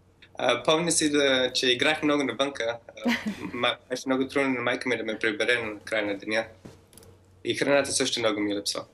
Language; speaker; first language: Bulgarian; early bilingual, heritage; Bulgarian